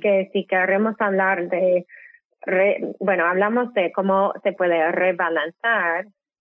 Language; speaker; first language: Spanish; non-native, fluent; English